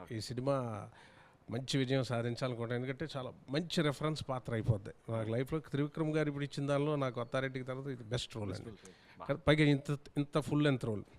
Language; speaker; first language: Telugu; native; Telugu